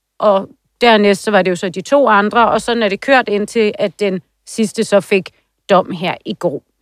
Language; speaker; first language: Danish; native; Danish